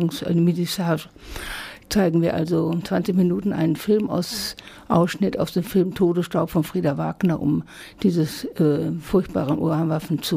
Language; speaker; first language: German; native; German